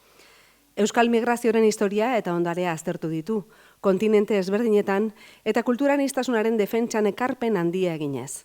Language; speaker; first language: Basque; native; Basque